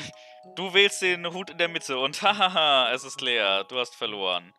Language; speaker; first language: German; native; German